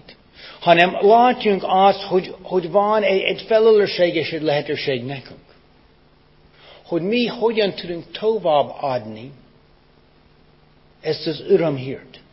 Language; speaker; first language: Hungarian; non-native, fluent; English